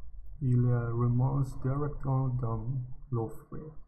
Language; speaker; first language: French; non-native, learner; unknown